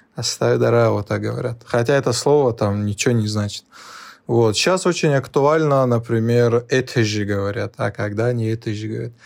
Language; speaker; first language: Russian; non-native, local second language; Lezghian